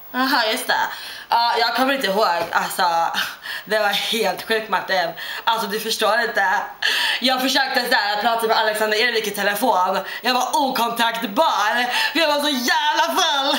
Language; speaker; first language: Swedish; native; Swedish